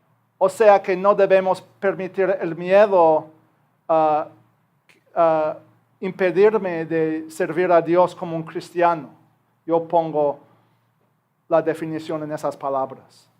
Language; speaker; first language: Spanish; non-native, fluent; English